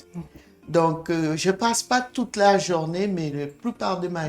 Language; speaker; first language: French; non-native, fluent; English